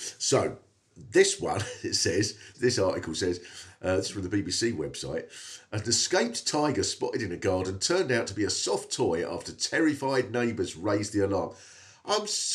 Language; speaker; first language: English; native; English